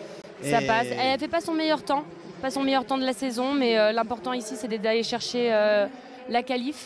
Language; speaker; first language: French; native; French